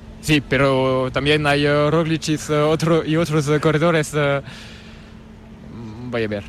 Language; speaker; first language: Spanish; non-native, learner; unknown